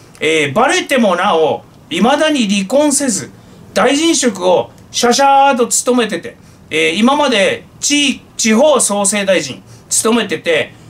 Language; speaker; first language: Japanese; native; Japanese